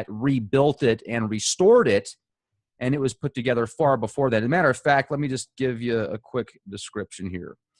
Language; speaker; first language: English; native; English